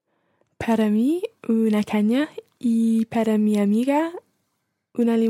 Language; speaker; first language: Spanish; non-native, learner; English